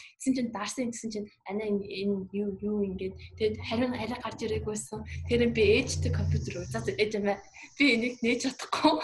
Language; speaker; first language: Mongolian; early bilingual, heritage; Mongolian